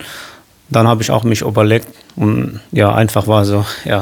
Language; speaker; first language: German; non-native, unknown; Kurdish